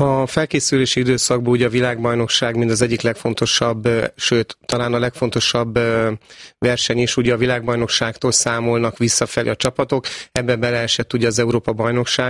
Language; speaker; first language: Hungarian; native; Hungarian